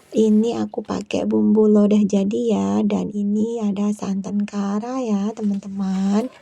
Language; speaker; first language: Indonesian; non-native, local second language; Javanese